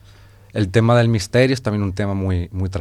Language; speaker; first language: Spanish; native; Spanish